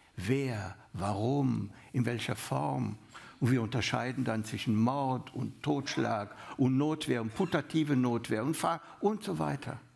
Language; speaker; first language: German; native; German